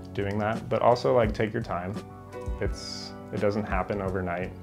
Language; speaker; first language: English; native; English